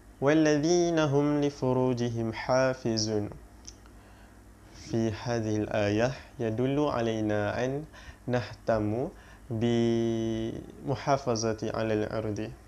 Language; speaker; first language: Arabic; non-native, learner; Malay